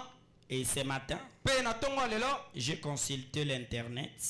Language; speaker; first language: French; non-native, local second language; Lingala